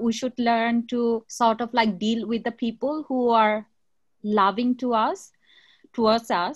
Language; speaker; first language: English; non-native, local second language; Chakma